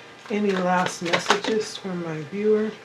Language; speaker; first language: English; native; English